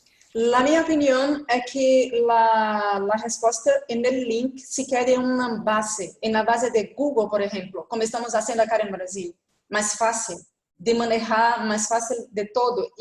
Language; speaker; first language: Spanish; non-native, fluent; Portuguese